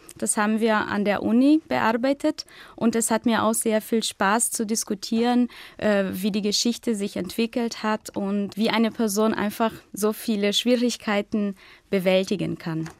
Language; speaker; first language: German; non-native, fluent; Portuguese